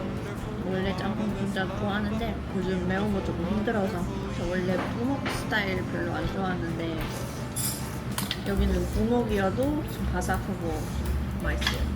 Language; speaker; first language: Korean; non-native, fluent; Swedish